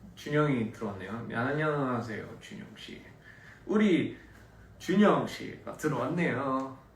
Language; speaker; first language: Korean; early bilingual, heritage; Korean